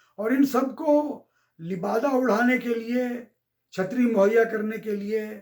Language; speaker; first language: Urdu; native; Urdu